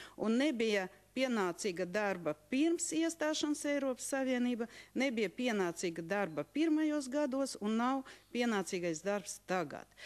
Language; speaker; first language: Latvian; non-native, local second language; Russian